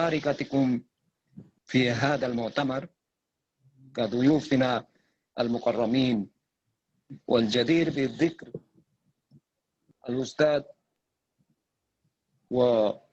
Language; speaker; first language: Arabic; non-native, fluent; Bangla